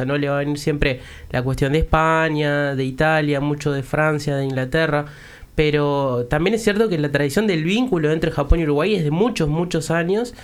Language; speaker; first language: Spanish; native; Spanish